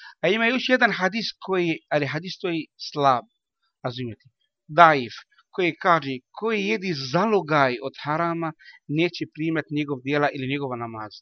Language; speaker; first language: Bosnian; non-native, learner; Arabic